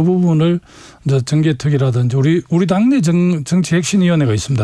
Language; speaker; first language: Korean; native; Korean